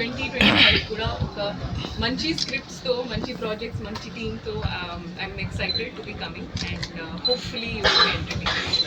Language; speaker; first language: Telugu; non-native, local second language; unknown